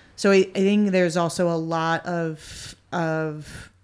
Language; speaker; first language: English; native; English